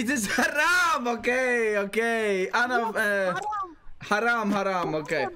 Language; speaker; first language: English; non-native, fluent; Swedish